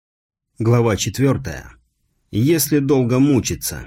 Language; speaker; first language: Russian; native; Russian